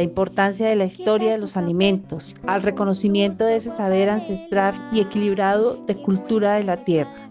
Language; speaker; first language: Spanish; native; Spanish